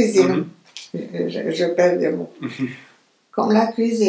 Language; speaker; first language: French; non-native, fluent; Romanian